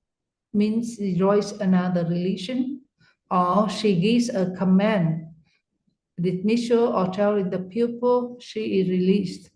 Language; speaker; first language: English; non-native, fluent; Vietnamese